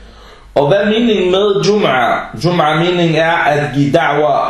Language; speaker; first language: Danish; non-native, fluent; Arabic